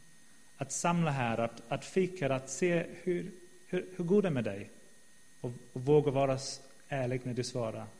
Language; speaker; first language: Swedish; non-native, fluent; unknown